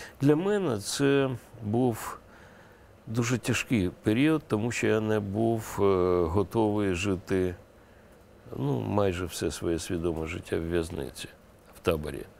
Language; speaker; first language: Ukrainian; non-native, local second language; Russian